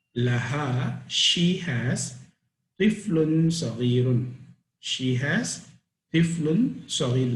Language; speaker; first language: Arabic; non-native, fluent; Tamil